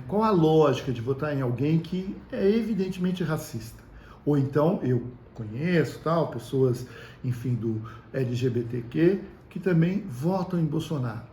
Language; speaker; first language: Portuguese; native; Portuguese